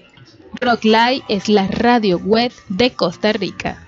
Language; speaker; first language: Spanish; native; Spanish